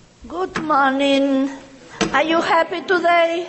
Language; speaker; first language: English; non-native, learner; Catalan